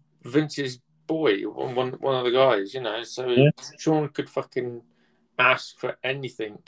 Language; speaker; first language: English; native; English